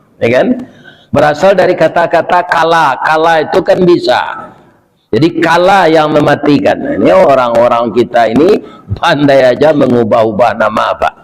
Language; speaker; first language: Malay; non-native, local second language; Minangkabau